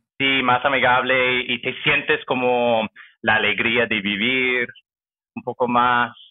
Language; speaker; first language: Spanish; non-native, fluent; English